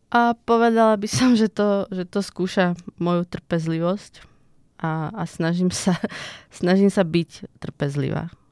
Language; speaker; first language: Slovak; native; Slovak